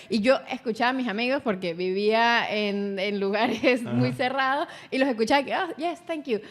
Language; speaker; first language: Spanish; native; Spanish